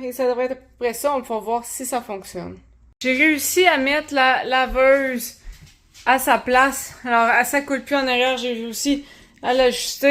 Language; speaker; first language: French; native; French